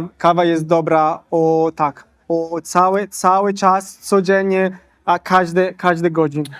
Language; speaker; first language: Polish; non-native, learner; Italian